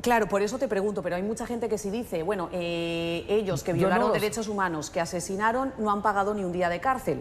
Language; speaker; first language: Spanish; native; Spanish